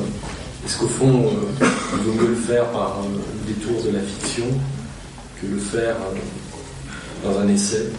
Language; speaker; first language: French; native; French